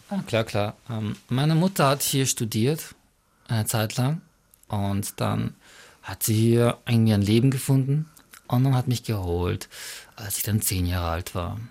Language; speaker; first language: German; early bilingual, other home language; Mongolian